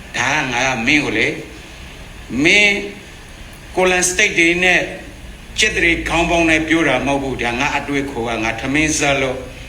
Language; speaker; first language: Burmese; native; Burmese